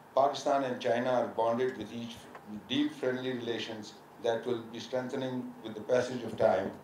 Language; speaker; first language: English; non-native, local second language; Pashto